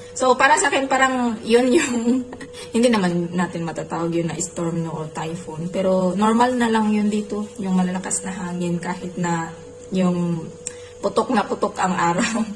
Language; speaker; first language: Filipino; non-native, local second language; Cebuano